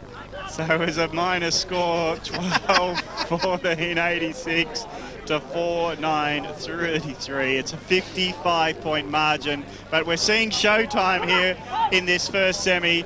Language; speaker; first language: English; native; English